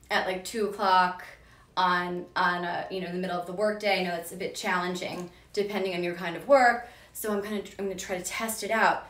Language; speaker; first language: English; native; English